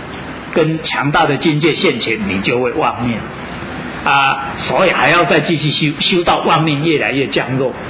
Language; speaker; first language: Chinese; native; Chinese